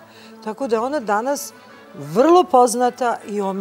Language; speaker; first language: Serbian; native; Serbian